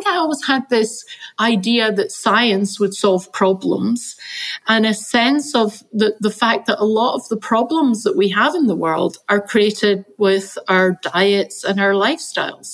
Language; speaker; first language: English; native; English